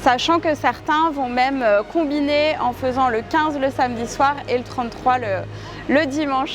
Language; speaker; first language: French; native; French